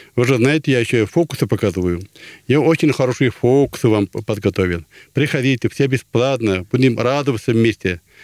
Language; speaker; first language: Russian; non-native, local second language; Tatar